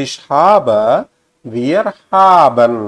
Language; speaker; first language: German; non-native, learner; Tamil